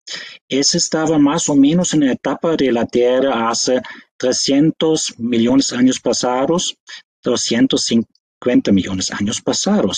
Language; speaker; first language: Spanish; non-native, fluent; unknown